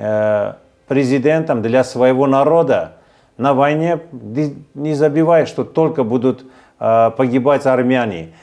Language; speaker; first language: Russian; non-native, fluent; Armenian